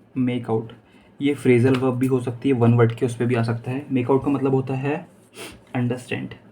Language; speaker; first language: Hindi; native; Hindi